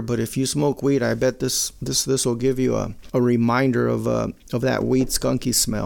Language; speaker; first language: English; native; English